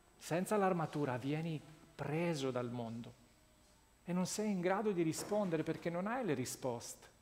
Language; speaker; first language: Italian; non-native, fluent; Russian